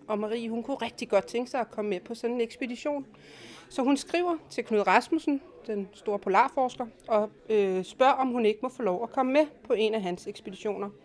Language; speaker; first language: Danish; native; Danish